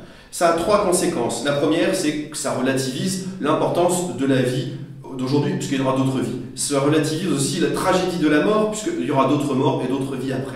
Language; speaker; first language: French; native; French